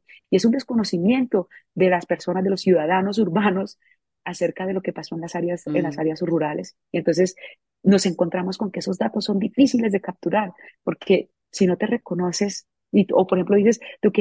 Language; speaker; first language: Spanish; native; Spanish